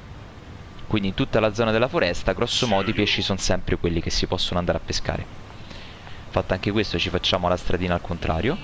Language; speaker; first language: Italian; native; Italian